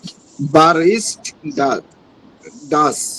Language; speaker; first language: German; non-native, learner; Bangla